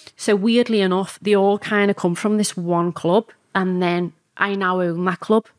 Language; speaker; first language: English; native; English